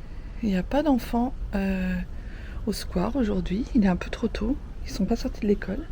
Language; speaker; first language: French; native; French